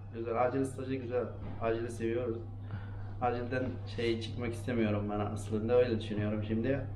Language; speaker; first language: Turkish; non-native, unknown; Arabic